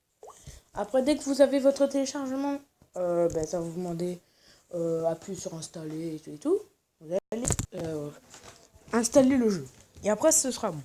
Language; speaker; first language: French; native; French